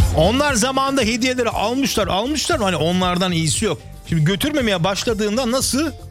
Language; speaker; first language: Turkish; early bilingual, heritage; Turkish